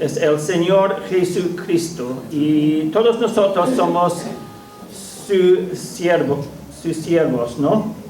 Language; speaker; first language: Spanish; non-native, fluent; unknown